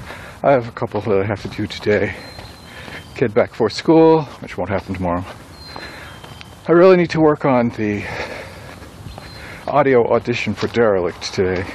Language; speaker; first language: English; native; English